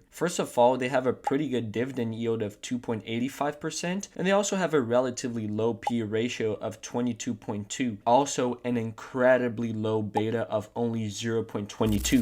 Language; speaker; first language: English; non-native, fluent; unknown